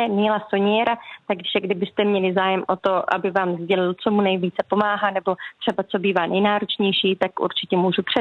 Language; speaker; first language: Czech; native; Czech